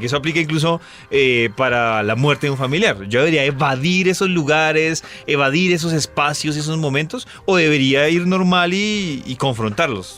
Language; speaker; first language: Spanish; native; Spanish